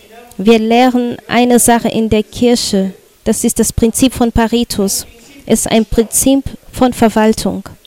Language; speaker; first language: German; non-native, fluent; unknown